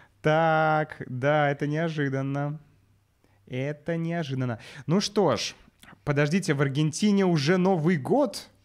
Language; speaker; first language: Russian; native; Russian